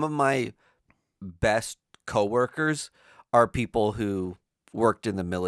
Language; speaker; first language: English; native; English